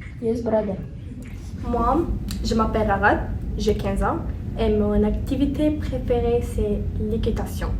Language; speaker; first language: French; non-native, learner; Arabic